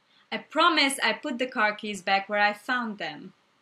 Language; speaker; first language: English; non-native, fluent; Hungarian